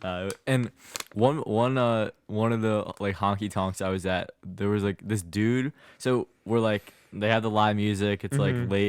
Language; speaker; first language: English; native; English